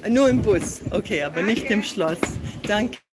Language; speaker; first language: German; non-native, learner; English